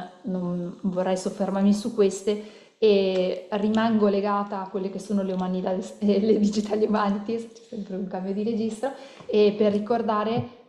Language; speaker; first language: Italian; native; Italian